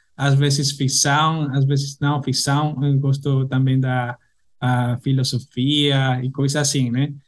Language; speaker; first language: Portuguese; non-native, fluent; Spanish